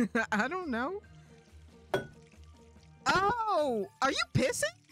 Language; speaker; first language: English; native; English